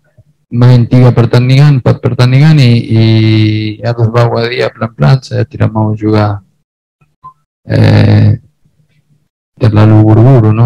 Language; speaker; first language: Indonesian; non-native, fluent; Spanish